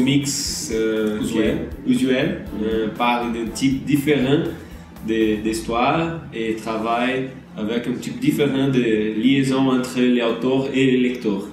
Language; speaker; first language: French; non-native, learner; Portuguese